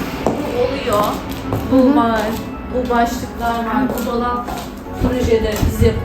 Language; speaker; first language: Turkish; native; Turkish